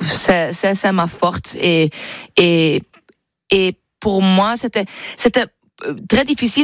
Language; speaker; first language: French; non-native, learner; Dutch